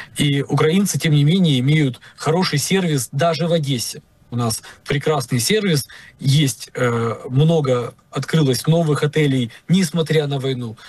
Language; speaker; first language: Russian; native; Russian